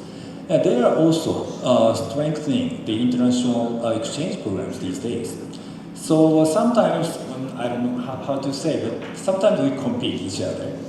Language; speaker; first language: English; non-native, fluent; Japanese